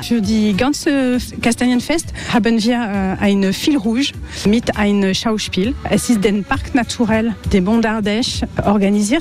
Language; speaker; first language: German; non-native, learner; French